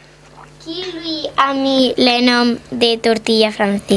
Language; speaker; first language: French; non-native, learner; Spanish